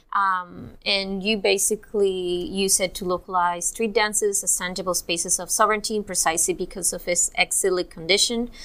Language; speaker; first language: English; non-native, fluent; Spanish